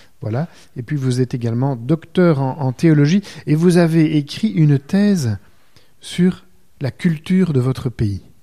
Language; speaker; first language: French; native; French